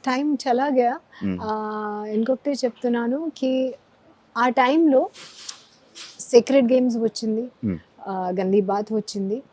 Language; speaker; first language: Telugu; non-native, learner; Hindi